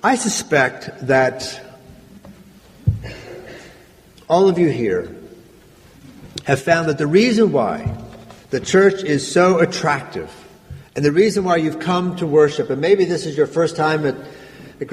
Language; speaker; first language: English; native; English